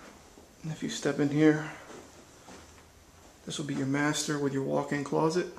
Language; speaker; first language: English; native; English